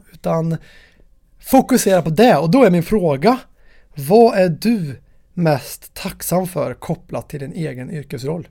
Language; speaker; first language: Swedish; native; Swedish